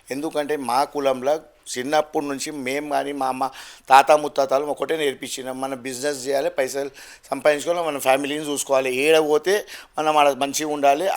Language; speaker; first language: Telugu; non-native, local second language; Gujarati